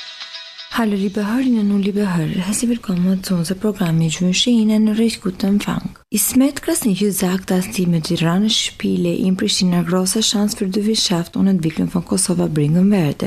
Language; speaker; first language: German; non-native, fluent; Albanian